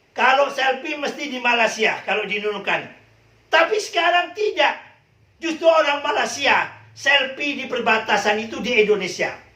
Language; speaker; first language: Indonesian; native; Indonesian